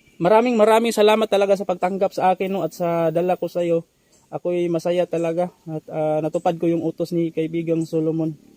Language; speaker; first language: Filipino; native; Filipino